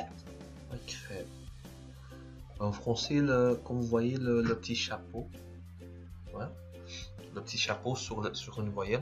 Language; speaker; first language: French; non-native, fluent; Portuguese